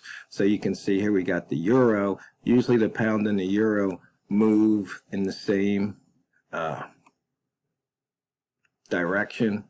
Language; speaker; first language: English; native; English